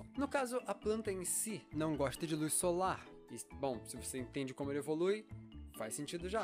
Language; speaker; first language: Portuguese; native; Portuguese